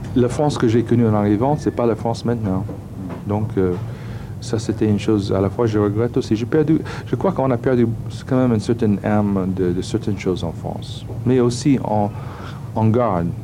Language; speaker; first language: French; non-native, fluent; English